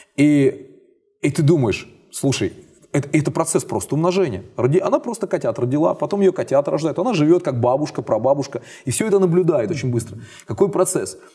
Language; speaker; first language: Russian; native; Russian